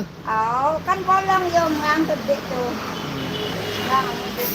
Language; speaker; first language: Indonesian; non-native, local second language; Balinese